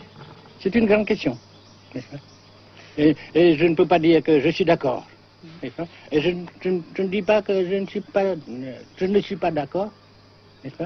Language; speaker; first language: French; non-native, fluent; Vietnamese